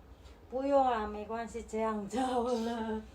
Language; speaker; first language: Chinese; non-native, learner; Indonesian